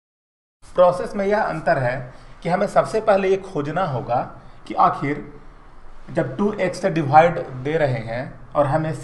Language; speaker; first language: Hindi; native; Hindi